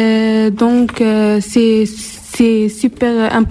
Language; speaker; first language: French; non-native, learner; Arabic